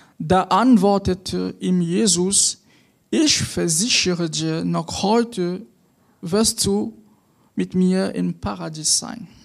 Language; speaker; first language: German; non-native, fluent; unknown